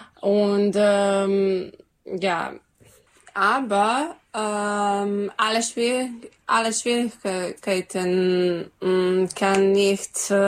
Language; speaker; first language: German; non-native, learner; Serbian